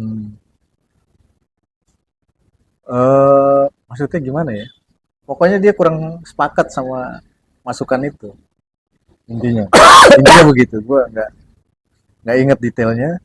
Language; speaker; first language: Indonesian; native; Indonesian